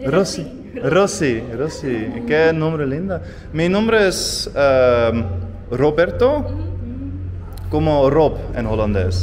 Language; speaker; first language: Spanish; non-native, learner; Dutch